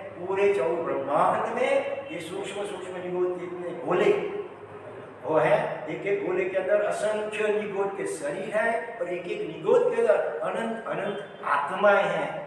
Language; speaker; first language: Hindi; non-native, local second language; Gujarati